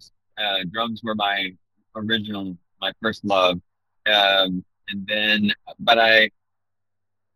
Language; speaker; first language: English; native; English